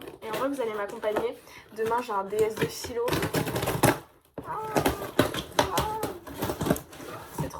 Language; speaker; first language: French; native; French